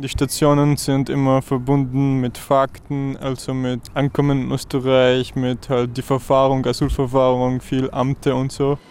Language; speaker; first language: German; non-native, fluent; Arabic